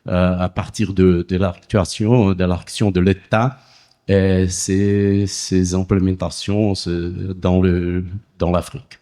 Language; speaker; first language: French; non-native, fluent; Portuguese